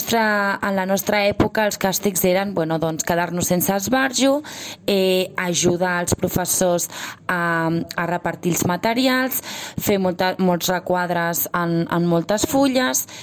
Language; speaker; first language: Catalan; native; Catalan